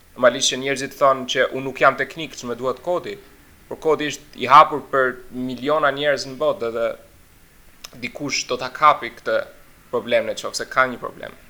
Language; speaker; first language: Albanian; early bilingual, heritage; Albanian